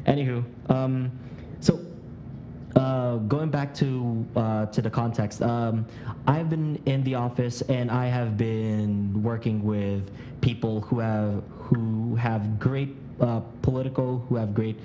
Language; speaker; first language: English; non-native, local second language; Filipino